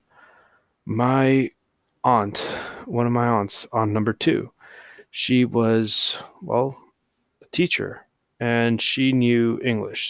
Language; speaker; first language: English; early bilingual, other home language; Hindi